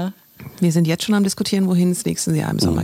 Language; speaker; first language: German; native; German